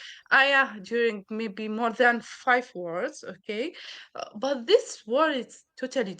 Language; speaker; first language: English; non-native, learner; Arabic